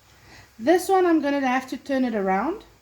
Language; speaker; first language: English; non-native, local second language; Afrikaans